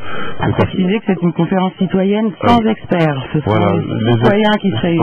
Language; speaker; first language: French; native; French